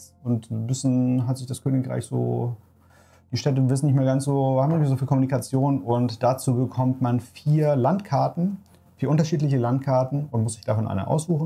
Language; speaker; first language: German; native; German